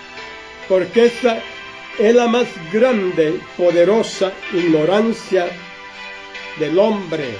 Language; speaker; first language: Spanish; native; Spanish